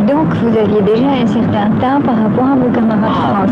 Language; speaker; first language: French; native; French